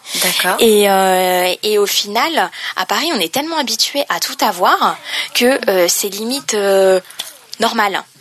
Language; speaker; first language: French; native; French